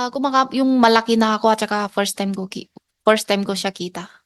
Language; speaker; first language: Filipino; non-native, learner; Chinese